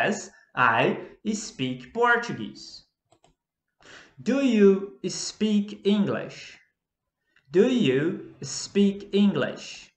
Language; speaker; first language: English; non-native, fluent; Portuguese